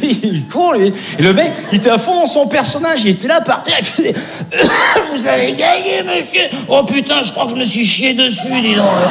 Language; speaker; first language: French; native; French